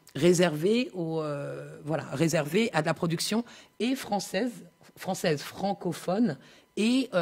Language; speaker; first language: French; native; French